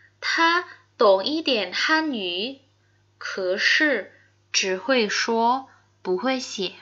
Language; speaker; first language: Chinese; non-native, fluent; Indonesian